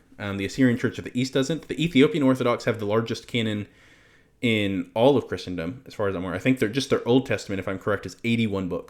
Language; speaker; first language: English; native; English